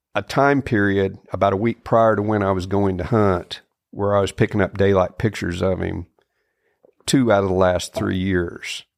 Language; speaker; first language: English; native; English